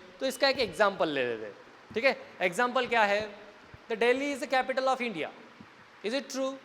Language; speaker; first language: Hindi; non-native, local second language; Marathi